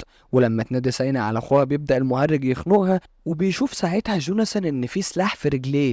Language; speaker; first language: Arabic; native; Arabic